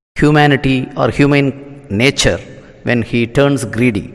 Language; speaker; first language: English; non-native, local second language; Tamil